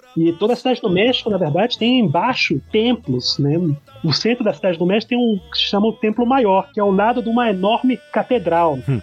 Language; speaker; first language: Portuguese; early bilingual, heritage; Portuguese